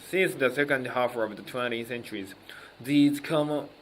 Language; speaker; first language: English; non-native, learner; Japanese